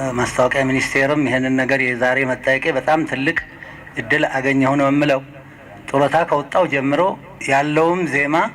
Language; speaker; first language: Amharic; non-native, local second language; Sebat Bet Gurage